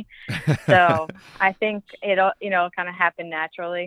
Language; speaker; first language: English; native; English